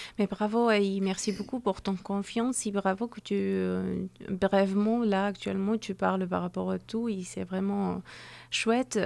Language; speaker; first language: French; non-native, learner; Persian